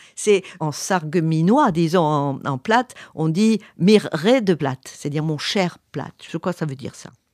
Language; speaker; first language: French; native; French